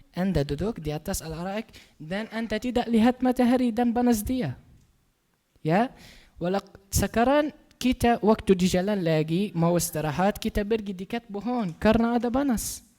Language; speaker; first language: Indonesian; non-native, learner; Arabic